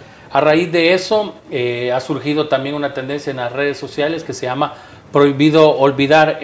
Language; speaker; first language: Spanish; native; Spanish